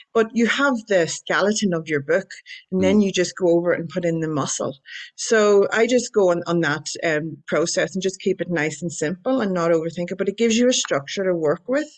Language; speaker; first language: English; native; English